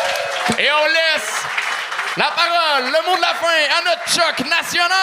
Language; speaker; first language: French; native; French